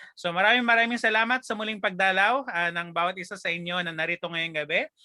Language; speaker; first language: Filipino; non-native, local second language; Hiligaynon